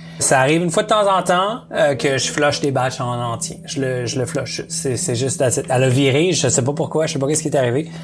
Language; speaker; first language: French; native; French